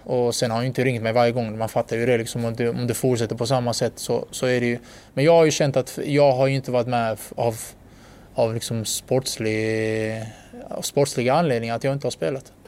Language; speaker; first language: Swedish; early bilingual, other home language; Bosnian